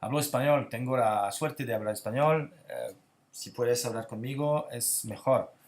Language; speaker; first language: Spanish; non-native, learner; French